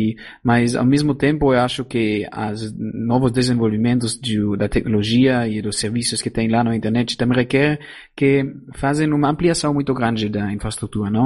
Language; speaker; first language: Portuguese; non-native, fluent; German